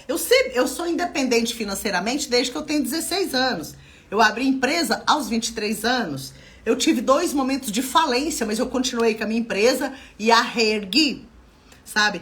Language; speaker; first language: Portuguese; native; Portuguese